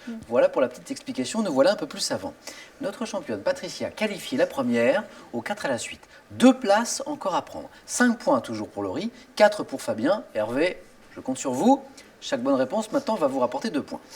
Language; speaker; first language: French; native; French